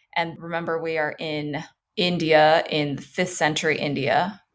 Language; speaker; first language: English; early bilingual, other home language; Chinese